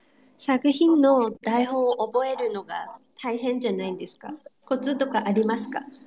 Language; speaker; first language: Japanese; non-native, fluent; Chinese